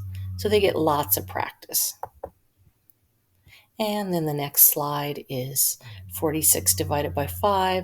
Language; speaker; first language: English; native; English